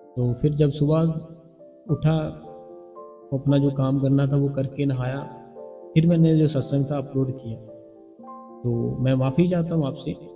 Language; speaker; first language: Hindi; non-native, local second language; Punjabi